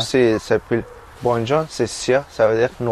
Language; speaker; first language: French; non-native, learner; Persian